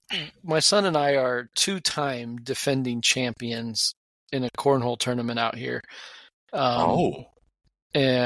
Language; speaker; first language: English; native; English